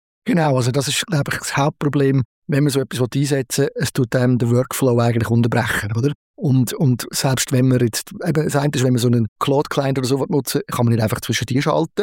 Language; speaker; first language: German; native; German